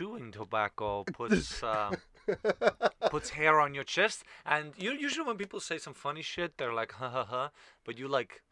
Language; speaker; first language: English; non-native, fluent; Estonian